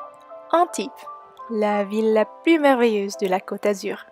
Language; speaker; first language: French; non-native, local second language; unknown